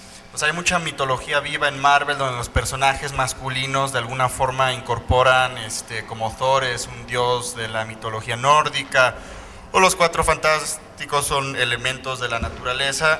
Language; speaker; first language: Spanish; native; Spanish